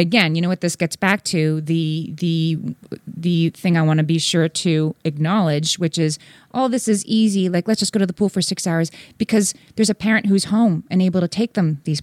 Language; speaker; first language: English; native; English